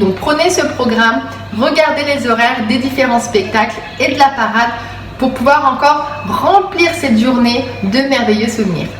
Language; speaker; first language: French; native; French